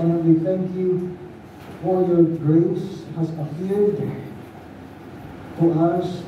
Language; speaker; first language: English; non-native, local second language; Filipino